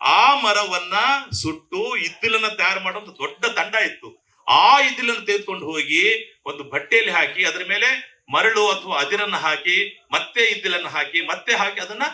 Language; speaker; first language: Kannada; native; Kannada